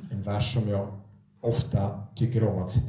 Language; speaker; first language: Swedish; non-native, fluent; English